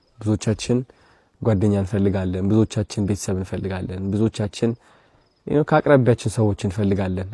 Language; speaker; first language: Amharic; early bilingual, heritage; Amharic